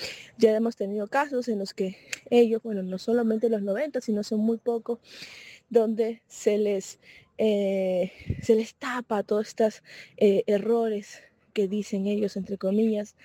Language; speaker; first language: Spanish; native; Spanish